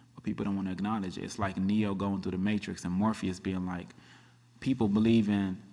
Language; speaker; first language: English; early bilingual, other home language; Akan